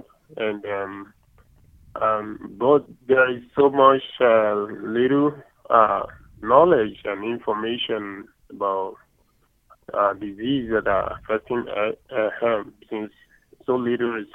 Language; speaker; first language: English; non-native, local second language; Yoruba